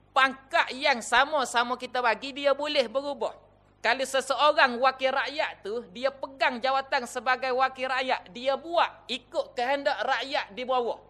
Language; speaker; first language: Malay; native; Malay